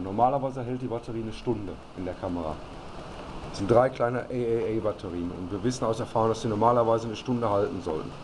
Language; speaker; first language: German; native; German